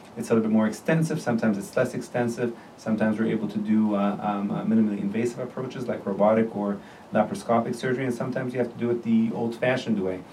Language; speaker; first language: English; non-native, fluent; Arabic